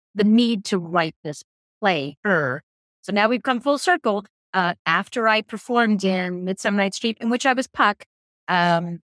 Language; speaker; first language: English; native; English